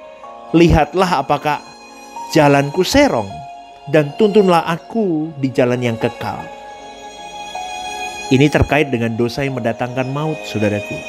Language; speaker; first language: Indonesian; native; Indonesian